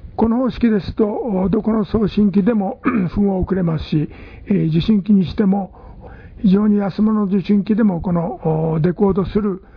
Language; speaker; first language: Japanese; native; Japanese